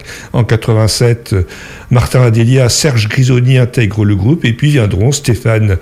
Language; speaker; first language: French; native; French